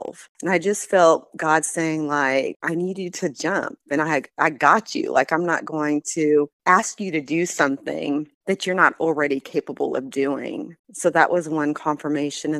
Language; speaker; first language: English; native; English